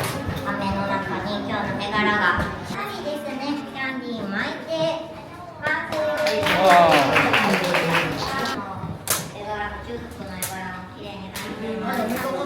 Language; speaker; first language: Japanese; native; Japanese